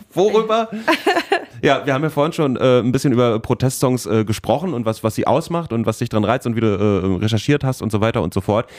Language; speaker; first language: German; native; German